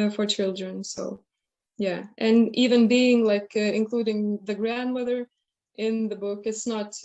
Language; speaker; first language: English; non-native, fluent; Lithuanian